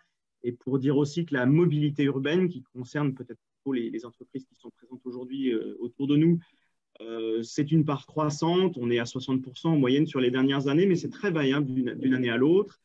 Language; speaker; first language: French; native; French